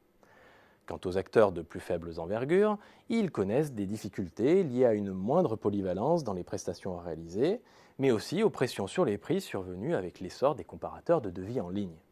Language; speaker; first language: French; native; French